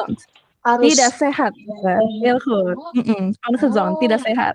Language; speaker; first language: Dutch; non-native, fluent; Indonesian